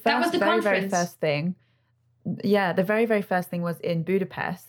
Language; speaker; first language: English; native; English